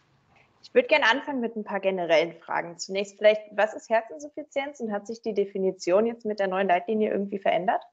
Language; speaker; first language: German; native; German